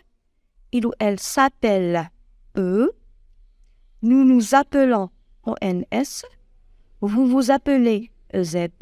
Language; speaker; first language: French; non-native, local second language; Arabic